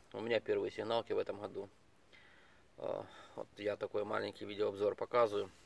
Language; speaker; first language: Russian; non-native, local second language; Ukrainian